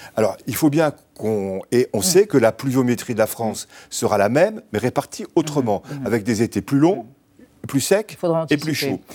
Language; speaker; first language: French; native; French